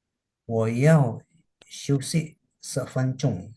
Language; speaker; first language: Chinese; non-native, learner; Indonesian